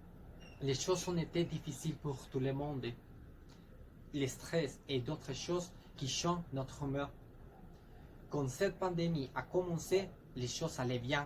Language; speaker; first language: French; non-native, learner; Spanish